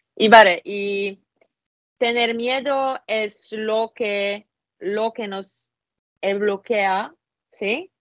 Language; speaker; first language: Spanish; non-native, fluent; Polish